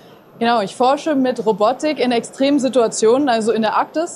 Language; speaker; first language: German; native; German